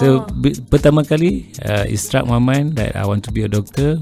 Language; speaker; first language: English; non-native, local second language; Malay